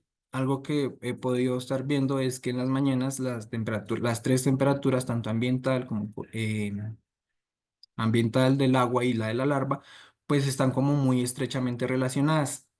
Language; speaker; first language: Spanish; native; Spanish